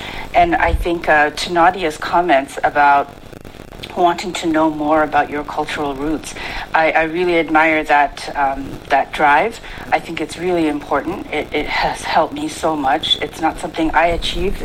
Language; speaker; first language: English; native; English